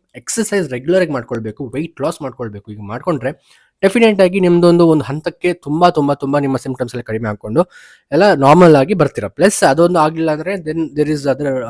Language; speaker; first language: Kannada; native; Kannada